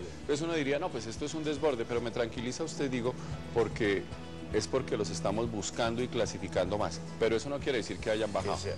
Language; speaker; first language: Spanish; native; Spanish